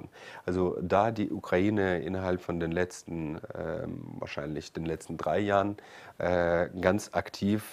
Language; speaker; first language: German; non-native, fluent; Ukrainian